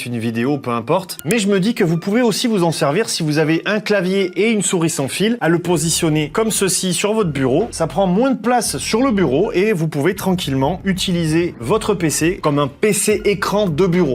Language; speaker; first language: French; native; French